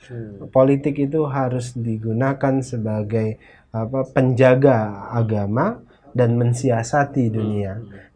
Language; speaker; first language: Indonesian; native; Indonesian